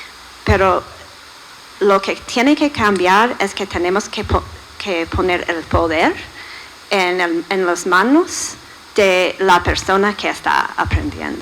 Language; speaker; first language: Spanish; non-native, fluent; English